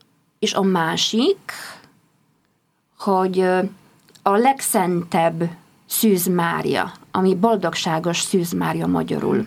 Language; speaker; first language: Hungarian; non-native, fluent; Polish